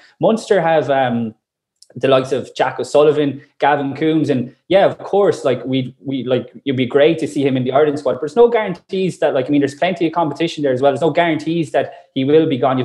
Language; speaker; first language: English; native; English